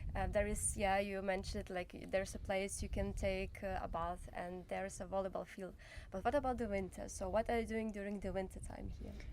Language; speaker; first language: English; non-native, fluent; Ukrainian